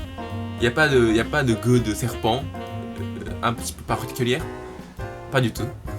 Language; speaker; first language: French; non-native, learner; Japanese